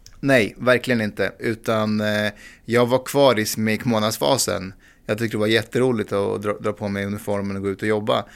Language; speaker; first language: Swedish; early bilingual, other home language; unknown